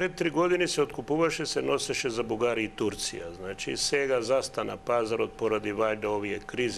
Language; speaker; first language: Macedonian; native; Macedonian